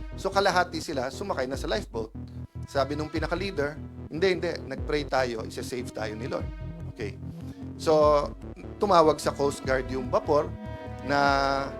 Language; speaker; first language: Filipino; native; Filipino